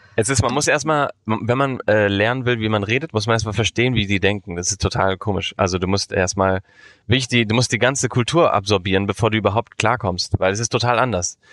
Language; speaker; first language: German; early bilingual, heritage; Spanish